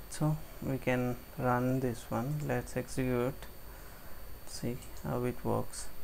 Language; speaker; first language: English; non-native, local second language; Telugu